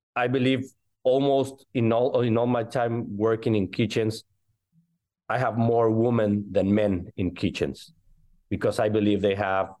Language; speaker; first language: English; non-native, fluent; Spanish